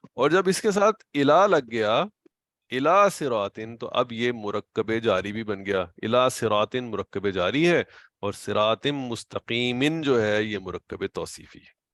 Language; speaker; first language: Urdu; native; Urdu